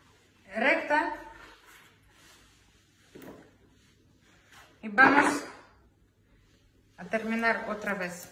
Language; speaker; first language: Spanish; non-native, learner; Ukrainian